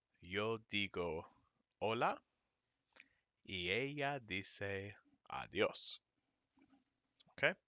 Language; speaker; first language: Spanish; non-native, fluent; English